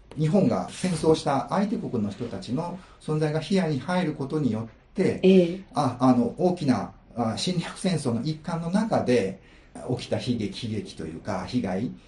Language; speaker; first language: Japanese; native; Japanese